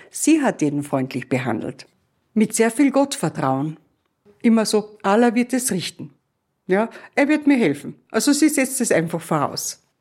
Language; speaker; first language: German; native; German